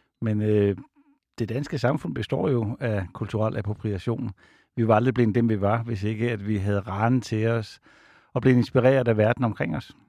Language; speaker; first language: Danish; native; Danish